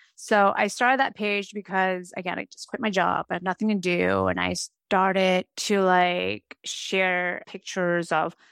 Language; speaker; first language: English; native; English